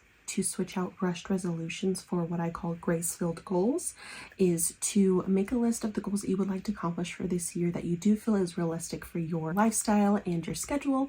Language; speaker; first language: English; native; English